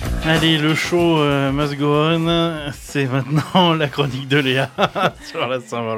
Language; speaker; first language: French; native; French